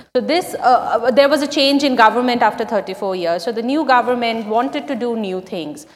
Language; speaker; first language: English; non-native, local second language; Bangla